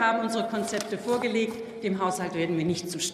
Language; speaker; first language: German; native; German